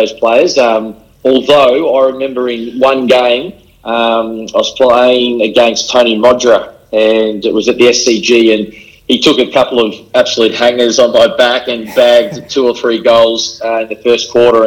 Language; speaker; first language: English; native; English